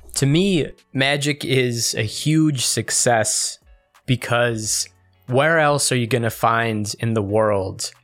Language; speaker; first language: English; native; English